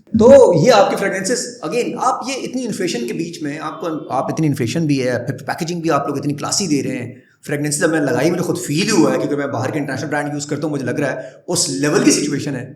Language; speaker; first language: Urdu; native; Urdu